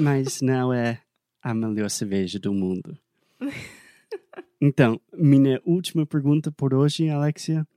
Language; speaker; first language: Portuguese; non-native, fluent; English